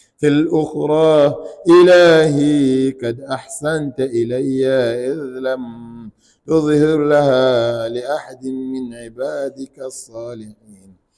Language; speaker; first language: Arabic; non-native, fluent; Ganda